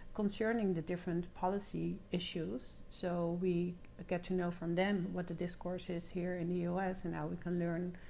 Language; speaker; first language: English; non-native, fluent; Dutch